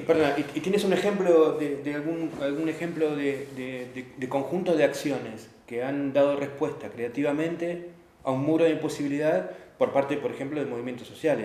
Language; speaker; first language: Spanish; native; Spanish